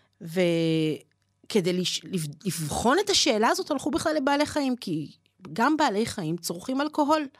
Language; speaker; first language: Hebrew; native; Hebrew